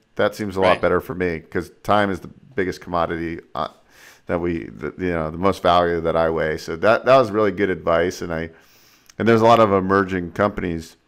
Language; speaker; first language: English; native; English